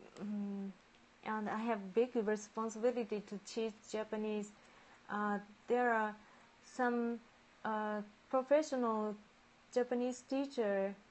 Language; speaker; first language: English; non-native, learner; Japanese